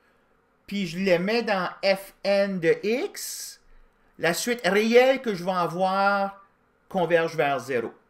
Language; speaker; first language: French; native; French